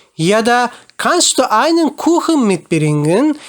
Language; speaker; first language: German; non-native, fluent; Turkish